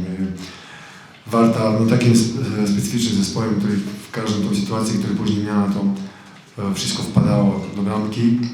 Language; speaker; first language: Polish; non-native, fluent; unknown